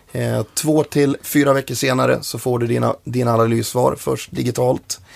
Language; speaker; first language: Swedish; native; Swedish